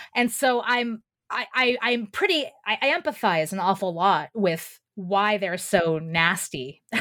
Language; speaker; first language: English; native; English